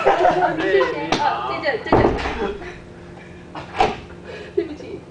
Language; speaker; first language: Chinese; non-native, learner; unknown